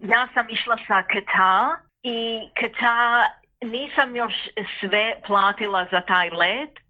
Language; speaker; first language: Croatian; early bilingual, heritage; Croatian